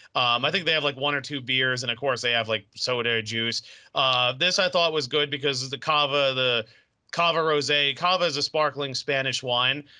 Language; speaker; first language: English; native; English